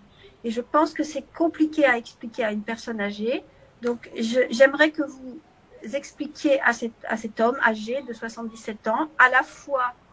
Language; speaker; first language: French; native; French